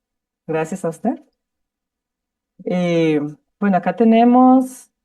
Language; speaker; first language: Spanish; native; Spanish